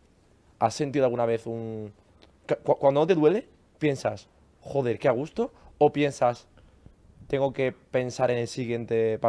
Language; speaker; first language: Spanish; native; Spanish